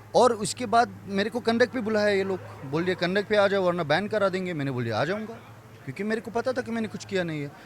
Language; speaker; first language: Hindi; non-native, fluent; Persian